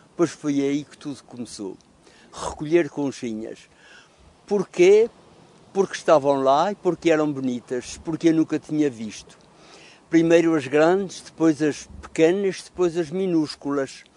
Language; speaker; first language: Portuguese; native; Portuguese